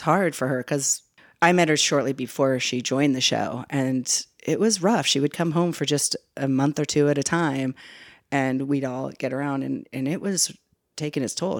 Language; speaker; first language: English; native; English